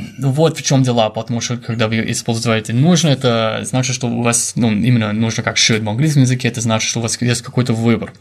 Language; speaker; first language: Russian; non-native, fluent; English